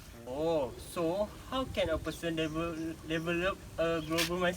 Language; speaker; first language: English; non-native, learner; Malay